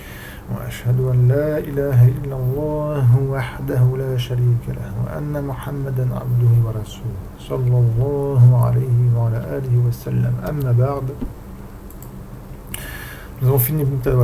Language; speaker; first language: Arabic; non-native, fluent; French